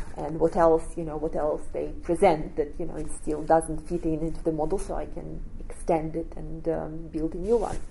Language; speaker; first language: English; non-native, fluent; Russian